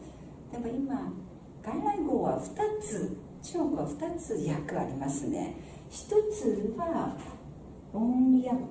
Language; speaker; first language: Japanese; non-native, fluent; Chinese